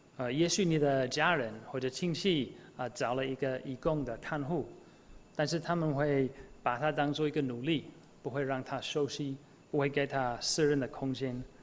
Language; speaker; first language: Chinese; non-native, fluent; English